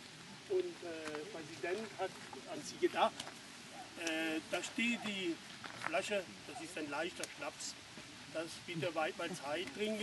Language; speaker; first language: German; non-native, fluent; French